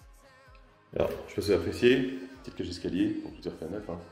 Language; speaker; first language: French; native; French